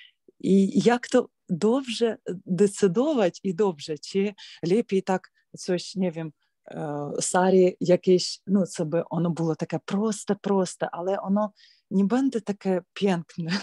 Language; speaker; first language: Polish; non-native, learner; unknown